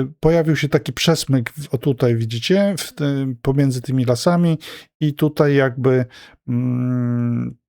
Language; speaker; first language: Polish; native; Polish